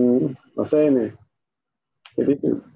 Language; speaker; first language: Spanish; non-native, fluent; Swedish